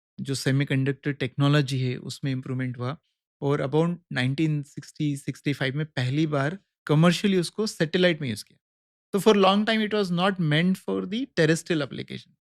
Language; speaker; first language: Hindi; native; Hindi